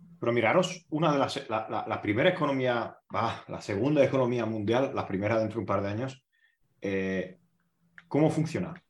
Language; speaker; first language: Spanish; non-native, fluent; Hungarian